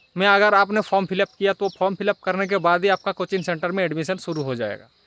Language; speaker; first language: Hindi; non-native, local second language; Bangla